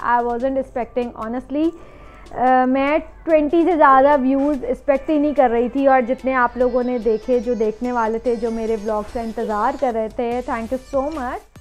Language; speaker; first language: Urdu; native; Urdu